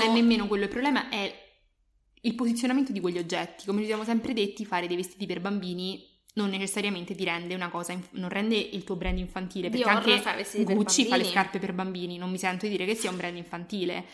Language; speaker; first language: Italian; native; Italian